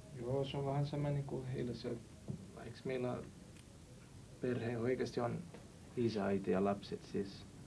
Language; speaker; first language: Finnish; non-native, learner; Portuguese